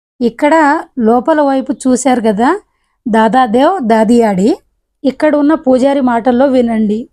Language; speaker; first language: Telugu; non-native, local second language; Lambadi